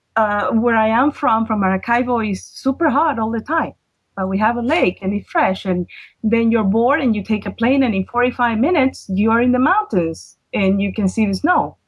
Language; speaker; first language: English; non-native, fluent; Spanish